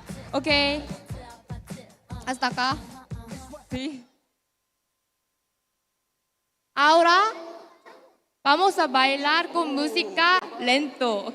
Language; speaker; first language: Spanish; non-native, learner; Korean